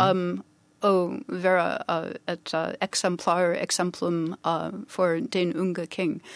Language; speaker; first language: Norwegian; non-native, learner; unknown